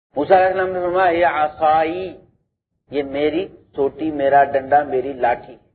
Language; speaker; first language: Urdu; non-native, local second language; Punjabi